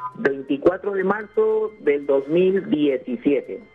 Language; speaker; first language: Spanish; native; Spanish